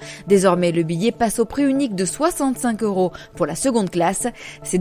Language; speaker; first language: French; native; French